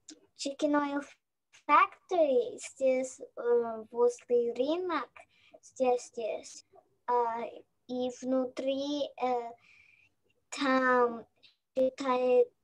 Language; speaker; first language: Russian; early bilingual, heritage; Russian